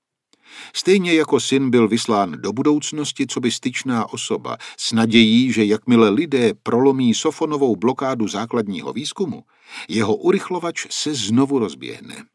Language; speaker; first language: Czech; native; Czech